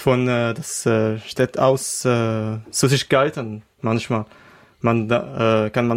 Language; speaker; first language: German; non-native, learner; Arabic